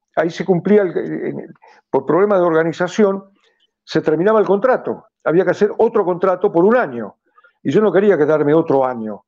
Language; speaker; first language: Spanish; native; Spanish